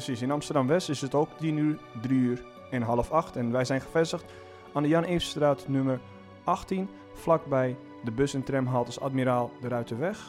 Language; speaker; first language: Dutch; non-native, fluent; Portuguese